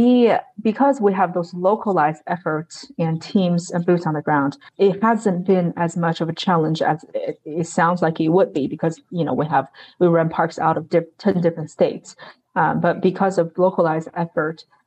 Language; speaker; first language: English; non-native, fluent; Chinese